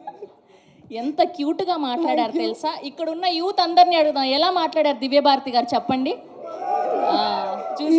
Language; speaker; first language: Telugu; native; Telugu